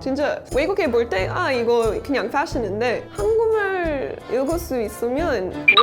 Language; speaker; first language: Korean; non-native, learner; English